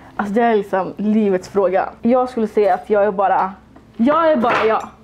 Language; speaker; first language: Swedish; early bilingual, other home language; Somali